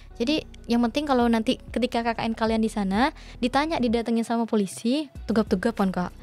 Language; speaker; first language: Indonesian; non-native, local second language; Madurese